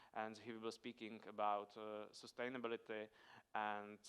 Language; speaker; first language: English; non-native, fluent; Czech